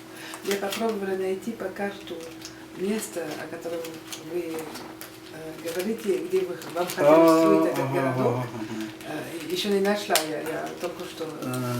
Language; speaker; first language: Russian; non-native, fluent; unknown